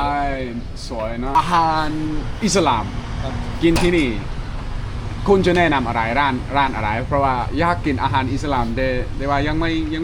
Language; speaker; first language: Thai; non-native, learner; English